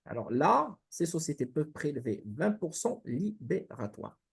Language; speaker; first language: French; non-native, local second language; Arabic